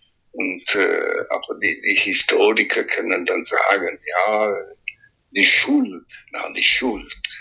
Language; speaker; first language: German; non-native, fluent; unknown